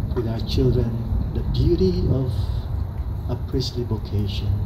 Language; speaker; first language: English; non-native, local second language; Filipino